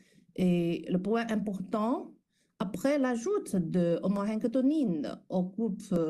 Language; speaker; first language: French; non-native, fluent; Chinese